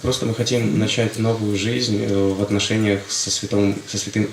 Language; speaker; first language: Russian; native; Russian